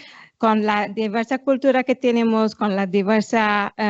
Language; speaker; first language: Spanish; non-native, fluent; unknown